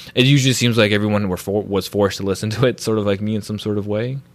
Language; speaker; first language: English; early bilingual, other home language; Filipino